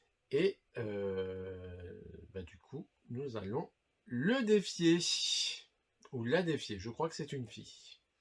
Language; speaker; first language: French; native; French